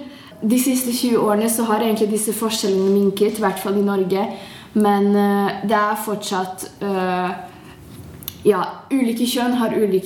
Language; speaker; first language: Norwegian; non-native, fluent; Hungarian